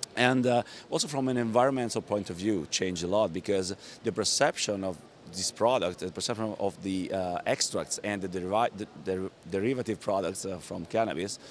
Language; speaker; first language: English; non-native, fluent; Italian